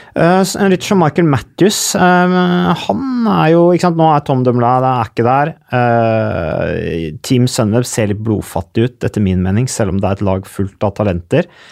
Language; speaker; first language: Norwegian; native; Norwegian